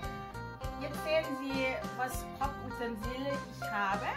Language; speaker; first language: German; non-native, fluent; Thai